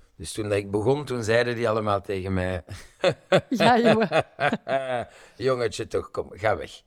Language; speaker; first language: Dutch; native; Dutch